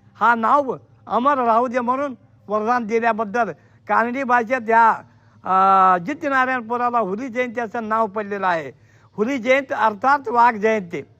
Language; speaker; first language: Marathi; non-native, local second language; Kannada